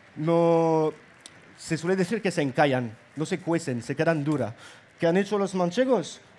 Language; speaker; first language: Spanish; non-native, fluent; French